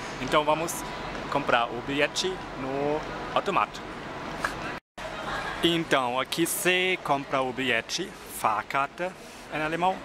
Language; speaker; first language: Portuguese; non-native, fluent; German